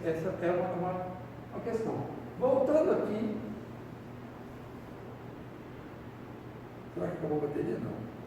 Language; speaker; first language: Portuguese; native; Portuguese